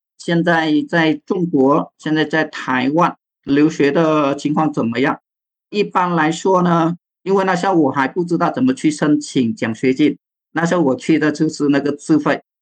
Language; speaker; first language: Chinese; non-native, fluent; Vietnamese